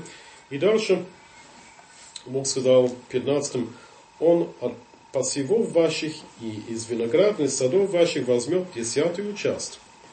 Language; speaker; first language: Russian; non-native, fluent; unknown